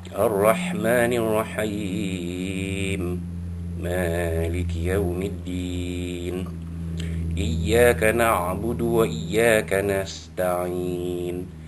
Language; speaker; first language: Arabic; non-native, learner; Malay